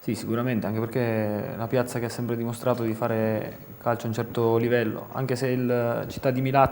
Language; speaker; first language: Italian; native; Italian